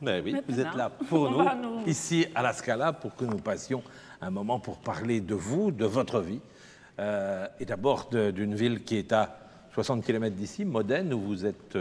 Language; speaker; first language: French; native; French